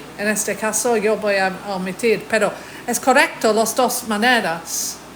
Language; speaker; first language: Spanish; non-native, fluent; English